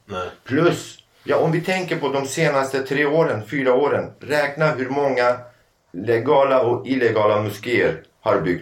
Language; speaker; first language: Swedish; non-native, fluent; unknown